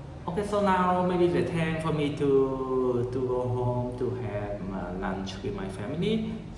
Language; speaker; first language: English; non-native, learner; Vietnamese